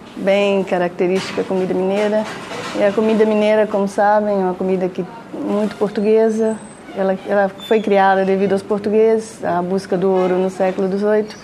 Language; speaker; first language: Portuguese; native; Portuguese